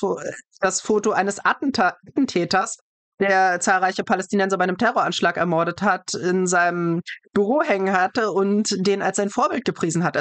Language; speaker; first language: German; native; German